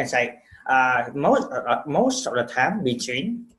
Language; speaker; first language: English; non-native, fluent; Vietnamese